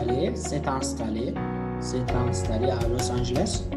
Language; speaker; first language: French; non-native, fluent; Arabic